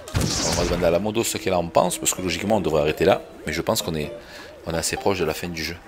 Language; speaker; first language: French; native; French